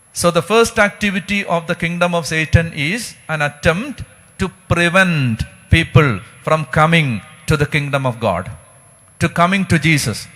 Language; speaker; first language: English; non-native, local second language; Malayalam